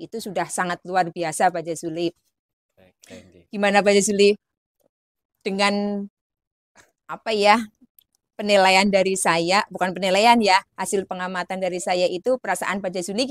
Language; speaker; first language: Indonesian; native; Indonesian